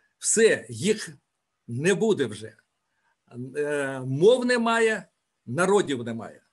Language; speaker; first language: Ukrainian; native; Ukrainian